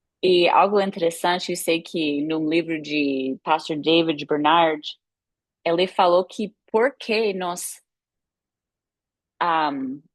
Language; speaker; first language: Portuguese; non-native, fluent; English